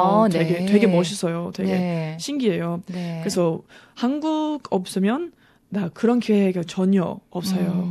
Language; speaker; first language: Korean; non-native, learner; English